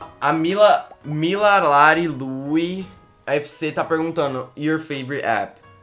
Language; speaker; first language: Portuguese; native; Portuguese